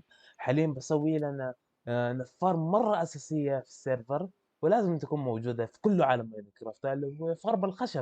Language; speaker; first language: Arabic; native; Arabic